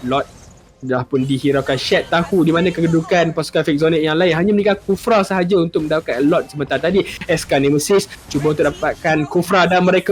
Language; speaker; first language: Malay; native; Malay